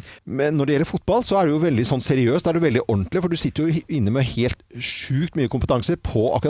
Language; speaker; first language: Norwegian; native; Norwegian